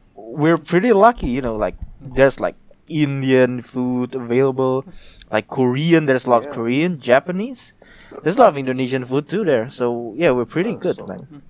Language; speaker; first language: English; non-native, fluent; Indonesian